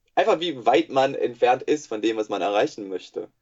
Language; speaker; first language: German; non-native, fluent; English